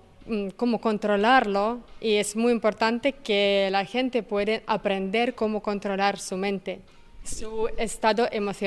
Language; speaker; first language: Spanish; non-native, fluent; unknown